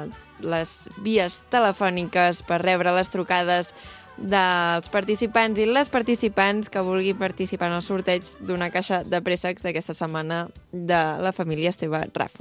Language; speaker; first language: Catalan; native; Catalan